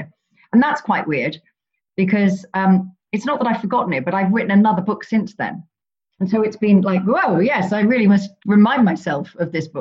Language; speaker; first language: English; native; English